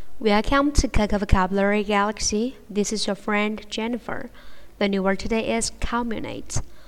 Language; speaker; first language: English; non-native, fluent; Chinese